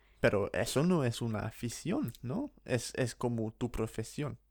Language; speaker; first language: Spanish; non-native, fluent; English